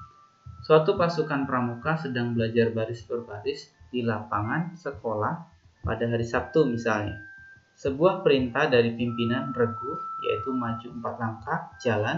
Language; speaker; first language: Indonesian; native; Indonesian